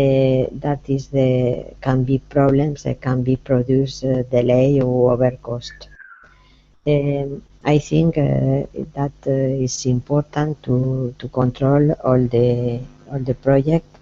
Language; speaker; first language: English; non-native, learner; Spanish